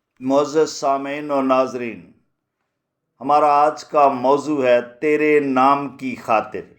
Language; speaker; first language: Urdu; non-native, local second language; Punjabi